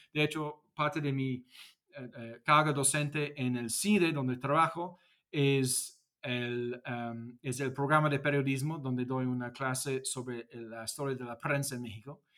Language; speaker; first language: Spanish; non-native, fluent; English